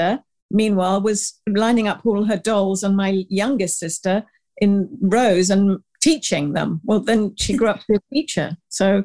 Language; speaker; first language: English; native; English